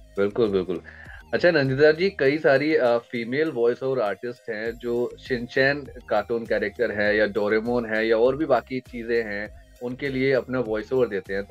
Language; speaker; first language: Hindi; native; Hindi